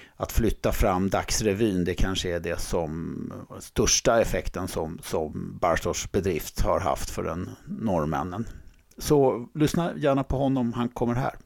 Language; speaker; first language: Swedish; native; Swedish